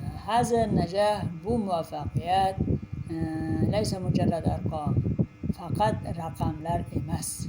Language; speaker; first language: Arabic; non-native, fluent; Uzbek